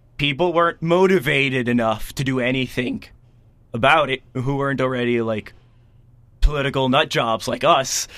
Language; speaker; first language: English; native; English